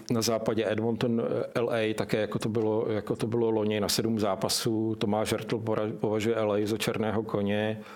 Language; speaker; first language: Czech; native; Czech